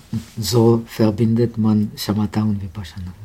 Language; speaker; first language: German; non-native, fluent; Czech